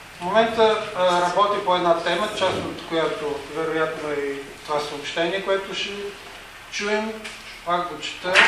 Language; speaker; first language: Bulgarian; native; Bulgarian